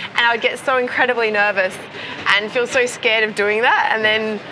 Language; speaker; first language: English; native; English